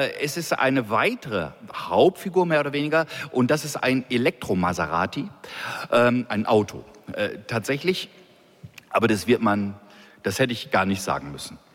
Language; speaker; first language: German; native; German